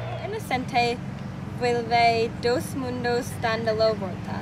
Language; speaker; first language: Spanish; non-native, learner; English